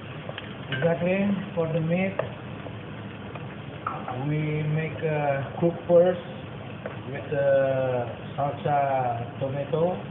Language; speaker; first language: English; non-native, learner; Indonesian